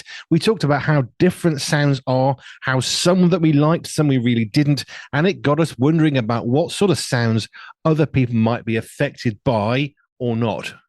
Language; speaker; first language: English; native; English